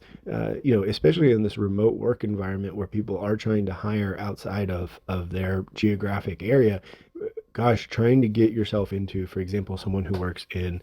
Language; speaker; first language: English; native; English